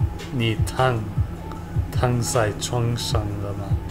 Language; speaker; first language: Chinese; non-native, learner; English